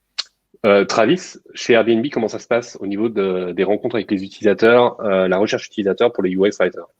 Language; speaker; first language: French; native; French